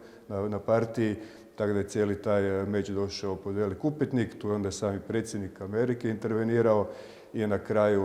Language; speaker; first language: Croatian; native; Croatian